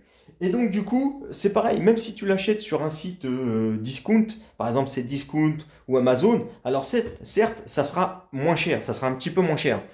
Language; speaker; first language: French; native; French